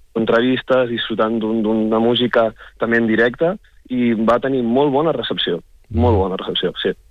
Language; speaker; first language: Catalan; non-native, local second language; Spanish